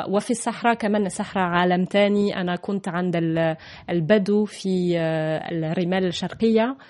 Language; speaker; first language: Arabic; non-native, fluent; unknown